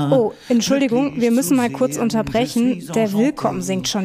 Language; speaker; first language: German; native; German